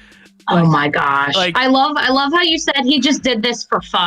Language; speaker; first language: English; native; English